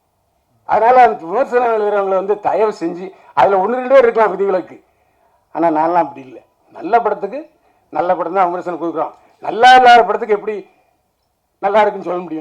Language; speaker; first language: Tamil; native; Tamil